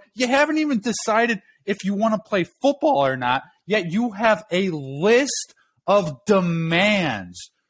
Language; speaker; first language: English; native; English